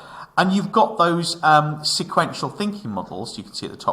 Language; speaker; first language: English; native; English